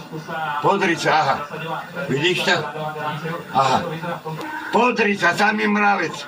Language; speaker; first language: Slovak; native; Slovak